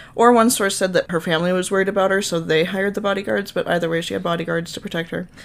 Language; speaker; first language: English; native; English